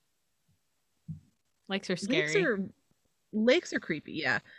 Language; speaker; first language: English; native; English